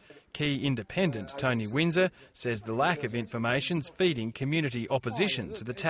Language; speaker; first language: English; native; English